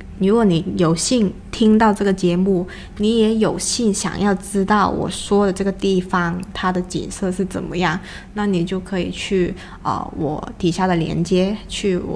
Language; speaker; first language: Chinese; non-native, local second language; Cantonese